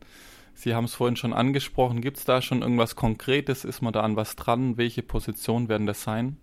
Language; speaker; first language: German; native; German